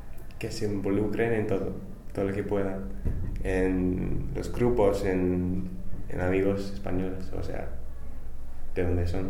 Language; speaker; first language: Spanish; non-native, fluent; English